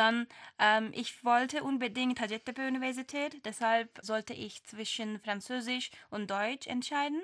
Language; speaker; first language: German; non-native, fluent; Turkish